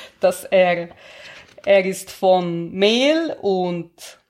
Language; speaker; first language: German; non-native, learner; Russian